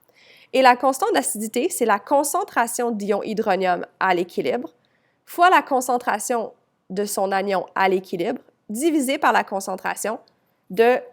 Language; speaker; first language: French; native; French